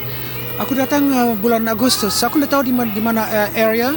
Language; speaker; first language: Indonesian; early bilingual, heritage; Dutch